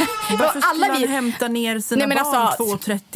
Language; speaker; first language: Swedish; native; Swedish